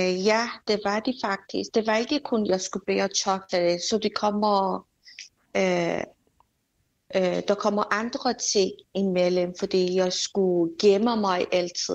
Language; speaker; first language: Danish; non-native, fluent; Persian